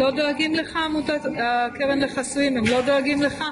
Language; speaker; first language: Hebrew; native; Hebrew